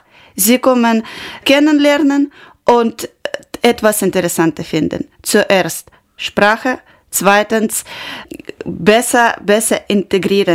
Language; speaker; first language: German; non-native, learner; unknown